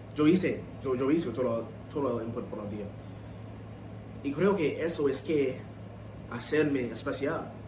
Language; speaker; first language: Spanish; non-native, learner; English